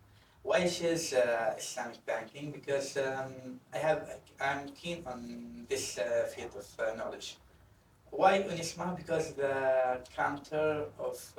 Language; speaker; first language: English; non-native, fluent; Arabic